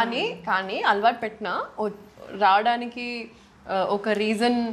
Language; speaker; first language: Telugu; non-native, local second language; Urdu